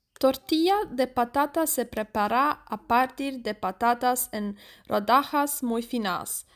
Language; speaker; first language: Spanish; non-native, learner; German